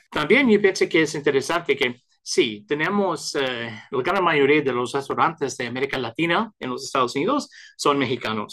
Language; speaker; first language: Spanish; early bilingual, heritage; Spanish